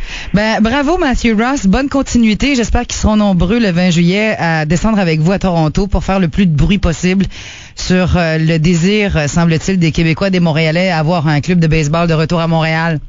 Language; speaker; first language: French; native; French